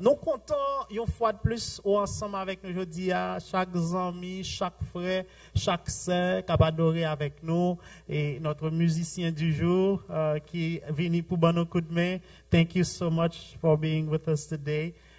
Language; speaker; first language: French; native; French